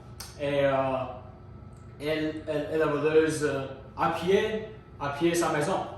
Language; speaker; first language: French; non-native, learner; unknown